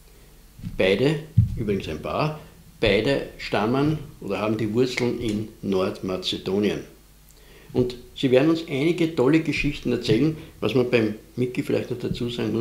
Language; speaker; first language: German; native; German